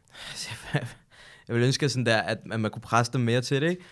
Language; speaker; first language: Danish; native; Danish